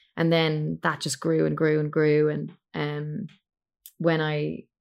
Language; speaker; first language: English; native; English